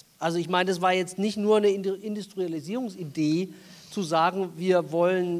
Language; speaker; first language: German; native; German